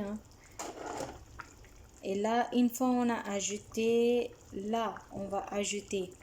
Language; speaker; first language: French; non-native, fluent; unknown